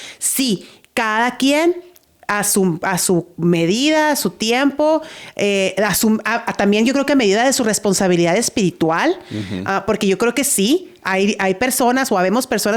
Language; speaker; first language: Spanish; native; Spanish